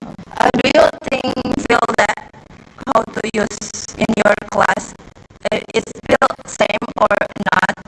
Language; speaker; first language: English; non-native, learner; Indonesian